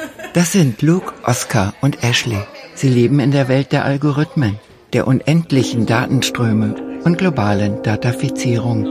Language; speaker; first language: German; native; German